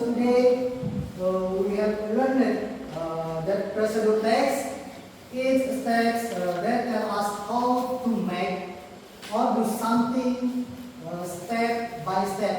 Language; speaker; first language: English; non-native, learner; Indonesian